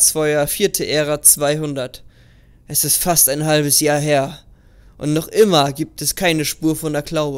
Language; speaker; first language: German; native; German